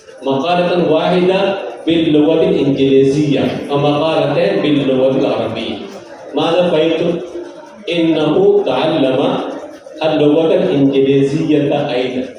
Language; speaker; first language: Arabic; non-native, fluent; Urdu